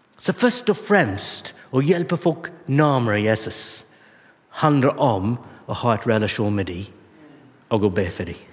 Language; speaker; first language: Norwegian; non-native, fluent; English